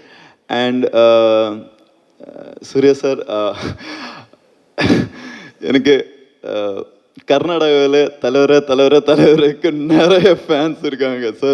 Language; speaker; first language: Tamil; non-native, fluent; Malayalam